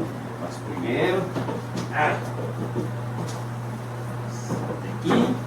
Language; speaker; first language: Portuguese; non-native, fluent; Haitian Creole